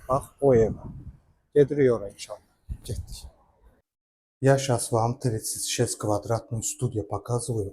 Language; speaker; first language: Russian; non-native, local second language; Azerbaijani